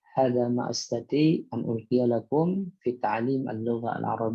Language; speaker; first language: Arabic; non-native, fluent; Indonesian